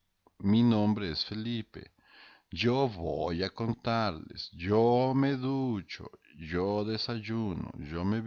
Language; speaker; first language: Spanish; non-native, fluent; Portuguese